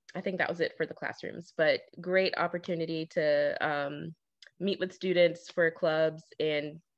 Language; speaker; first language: English; native; English